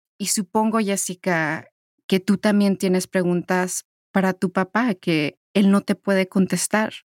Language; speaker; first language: Spanish; early bilingual, heritage; Spanish